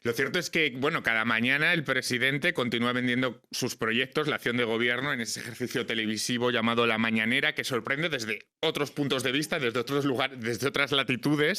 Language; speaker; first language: Spanish; native; Spanish